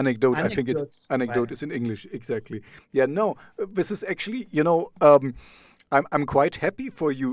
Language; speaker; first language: English; non-native, fluent; German